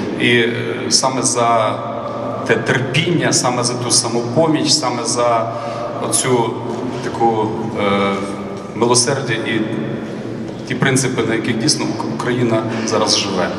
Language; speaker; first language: Ukrainian; native; Ukrainian